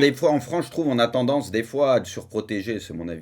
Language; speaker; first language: French; native; French